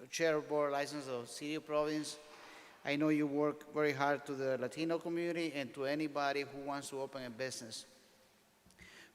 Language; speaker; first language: English; non-native, fluent; Spanish